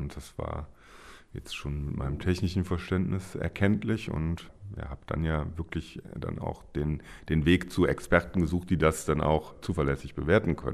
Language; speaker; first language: German; native; German